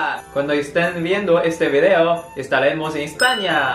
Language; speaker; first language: Spanish; non-native, learner; Chinese